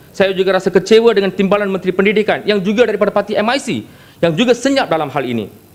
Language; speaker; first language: Malay; non-native, local second language; Tamil